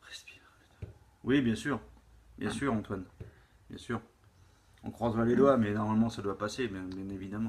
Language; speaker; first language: French; native; French